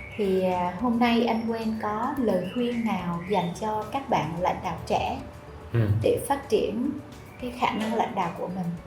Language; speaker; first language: Vietnamese; native; Vietnamese